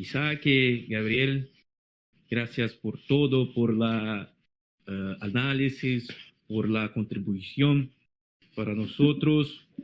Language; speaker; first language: Spanish; non-native, learner; Portuguese